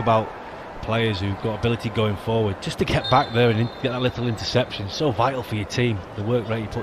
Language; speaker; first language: English; native; English